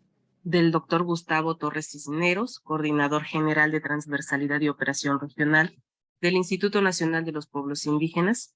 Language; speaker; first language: Spanish; native; Spanish